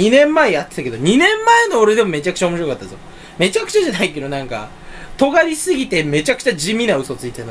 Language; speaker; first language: Japanese; native; Japanese